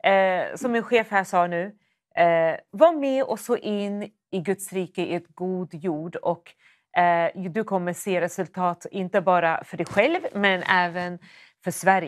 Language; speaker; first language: Swedish; native; Swedish